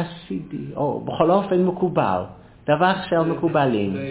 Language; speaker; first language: Hebrew; non-native, fluent; Dutch